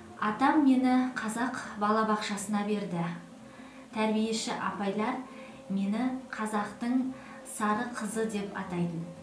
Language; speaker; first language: Kazakh; non-native, local second language; Russian